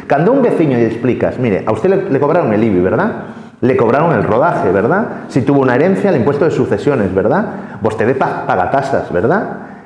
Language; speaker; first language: Spanish; native; Spanish